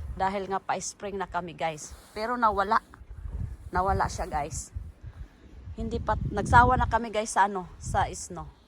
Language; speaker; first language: Filipino; native; Filipino